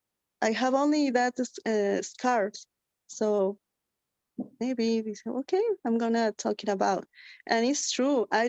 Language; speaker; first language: English; non-native, learner; Spanish